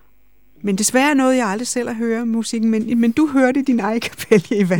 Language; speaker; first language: Danish; native; Danish